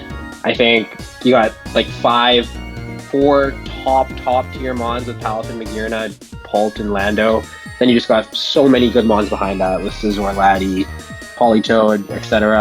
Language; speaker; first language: English; native; English